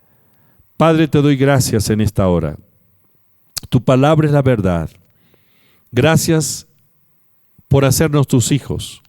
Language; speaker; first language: Spanish; native; Spanish